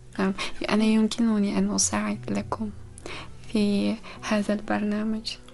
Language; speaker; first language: Arabic; non-native, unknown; Uzbek